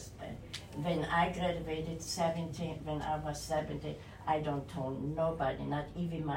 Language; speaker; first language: English; non-native, fluent; German